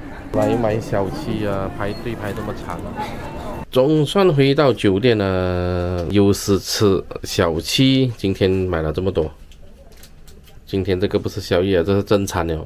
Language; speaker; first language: Chinese; native; Chinese